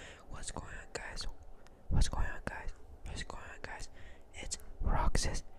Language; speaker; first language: English; native; English